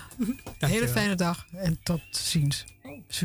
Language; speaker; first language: Dutch; native; Dutch